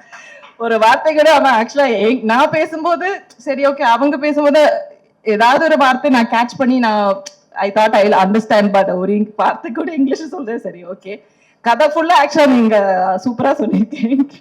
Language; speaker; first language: Tamil; non-native, local second language; Malayalam